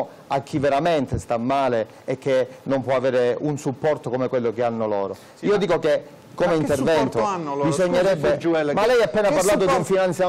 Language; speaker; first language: Italian; native; Italian